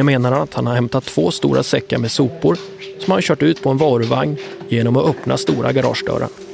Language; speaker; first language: Swedish; native; Swedish